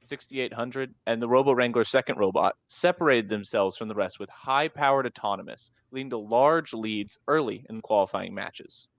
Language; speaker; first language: English; native; English